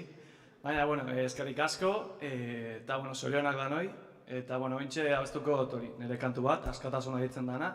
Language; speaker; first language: Basque; native; Basque